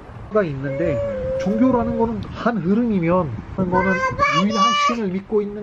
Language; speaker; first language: Korean; non-native, fluent; Turkish